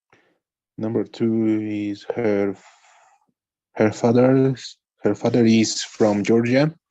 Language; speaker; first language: English; non-native, learner; Spanish